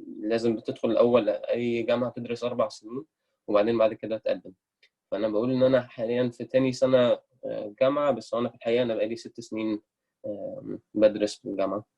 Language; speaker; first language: Arabic; native; Arabic